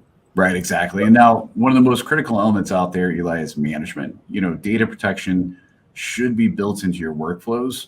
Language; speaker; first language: English; native; English